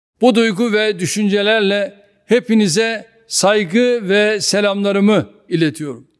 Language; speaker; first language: Turkish; native; Turkish